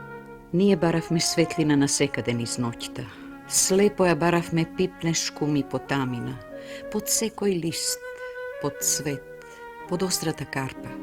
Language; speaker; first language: Macedonian; native; Macedonian